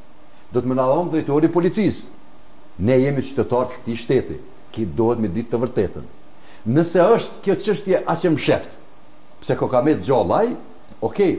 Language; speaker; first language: Albanian; native; Albanian